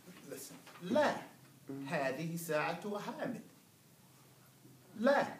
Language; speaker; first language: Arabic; non-native, fluent; English